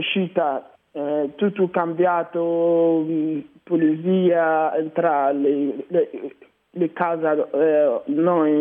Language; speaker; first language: Italian; non-native, learner; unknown